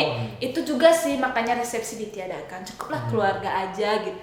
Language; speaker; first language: Indonesian; native; Indonesian